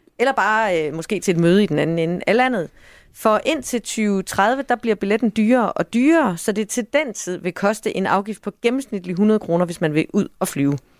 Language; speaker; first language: Danish; native; Danish